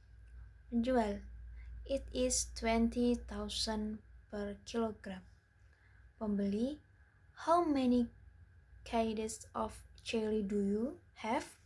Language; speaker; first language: English; non-native, learner; Indonesian